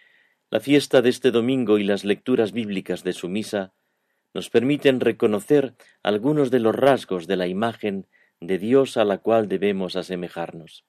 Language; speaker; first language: Spanish; native; Spanish